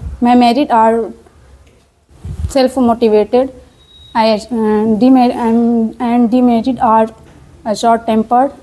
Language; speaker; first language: English; non-native, learner; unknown